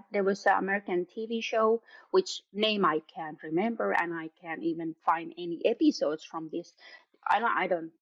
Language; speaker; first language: English; non-native, fluent; Finnish